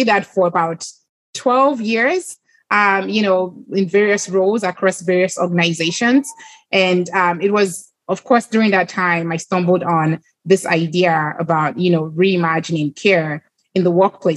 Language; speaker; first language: English; non-native, local second language; Yoruba